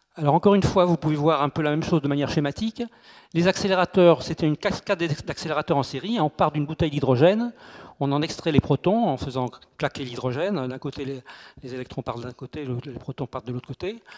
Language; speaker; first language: French; native; French